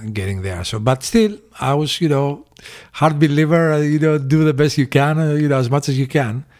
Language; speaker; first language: English; early bilingual, other home language; Greek